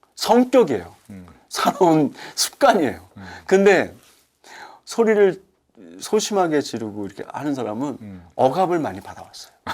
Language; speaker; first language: Korean; early bilingual, heritage; Korean